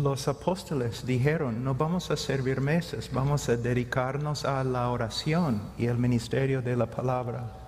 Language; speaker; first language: Spanish; non-native, fluent; English